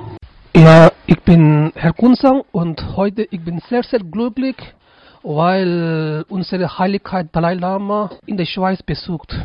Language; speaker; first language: German; non-native, learner; Tibetan